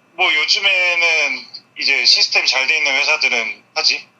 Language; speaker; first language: Korean; native; Korean